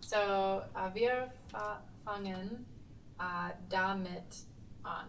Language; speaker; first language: German; non-native, learner; English